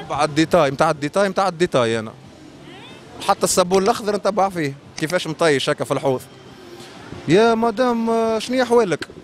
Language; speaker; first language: Arabic; native; Arabic